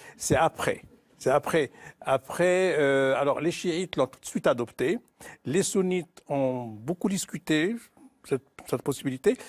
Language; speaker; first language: French; non-native, local second language; Arabic